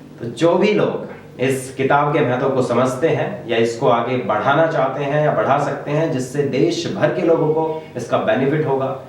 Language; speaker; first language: Hindi; native; Hindi